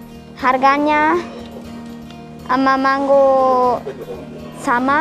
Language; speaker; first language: Indonesian; early bilingual, heritage; German